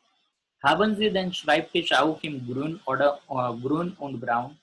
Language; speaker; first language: German; non-native, learner; Gujarati